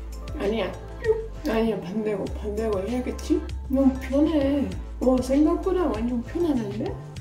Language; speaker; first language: Korean; non-native, fluent; Dutch